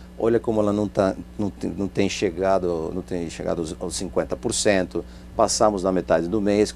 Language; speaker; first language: Portuguese; non-native, fluent; Spanish